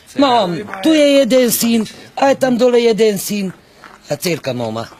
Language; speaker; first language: Slovak; non-native, local second language; Hungarian